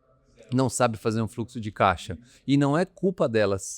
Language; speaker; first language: Portuguese; native; Portuguese